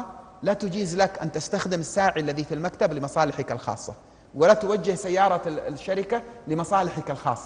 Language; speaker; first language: Arabic; native; Arabic